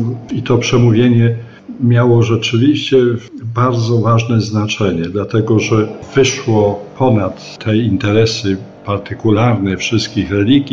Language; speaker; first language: Polish; native; Polish